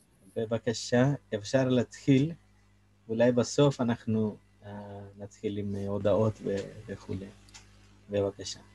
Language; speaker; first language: Hebrew; non-native, fluent; Telugu